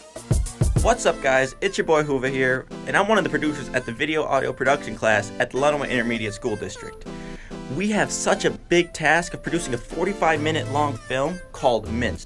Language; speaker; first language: English; native; English